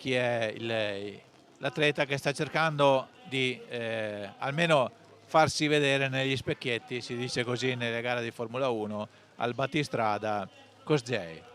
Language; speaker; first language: Italian; native; Italian